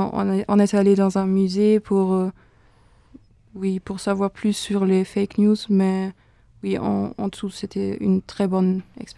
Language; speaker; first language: French; non-native, fluent; German